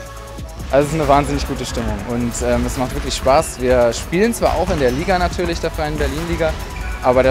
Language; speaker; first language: German; native; German